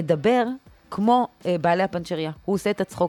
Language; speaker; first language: Hebrew; native; Hebrew